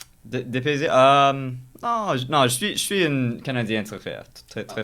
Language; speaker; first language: French; non-native, learner; English